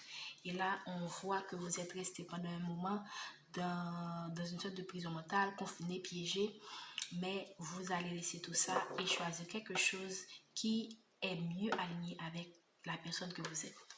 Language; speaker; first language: French; native; French